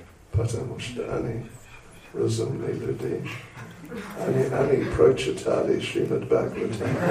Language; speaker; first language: Russian; non-native, learner; English